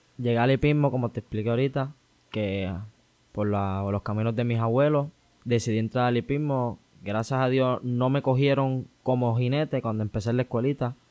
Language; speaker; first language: Spanish; native; Spanish